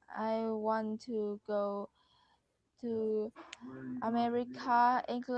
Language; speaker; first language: English; non-native, learner; Vietnamese